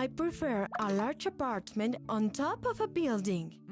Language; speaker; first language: English; non-native, fluent; Spanish